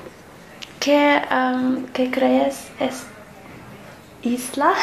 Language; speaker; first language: Spanish; non-native, learner; English